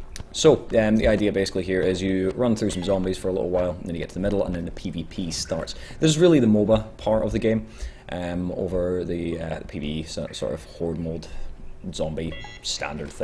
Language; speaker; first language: English; native; English